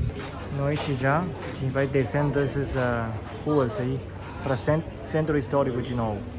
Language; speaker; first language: Portuguese; non-native, fluent; Chinese